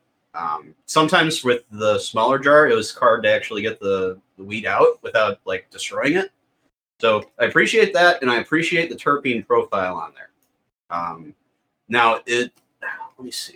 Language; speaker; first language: English; native; English